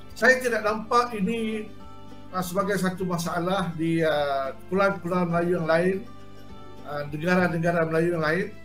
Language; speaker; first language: Malay; native; Malay